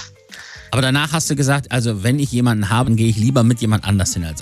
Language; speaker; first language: German; native; German